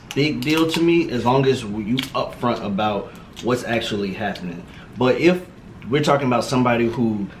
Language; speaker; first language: English; native; English